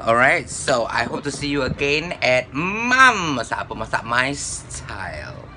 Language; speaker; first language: English; non-native, local second language; Malay